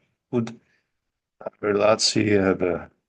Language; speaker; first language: Dutch; non-native, learner; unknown